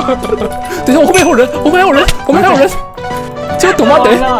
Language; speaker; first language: Chinese; native; Chinese